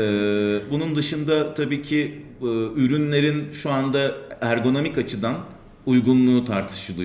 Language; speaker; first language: Turkish; native; Turkish